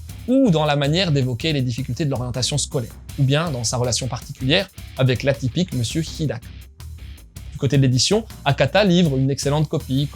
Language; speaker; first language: French; native; French